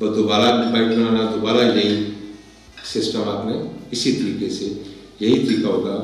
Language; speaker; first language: Urdu; non-native, local second language; Pahari-Potwari